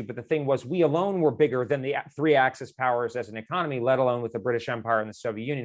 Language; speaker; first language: English; native; English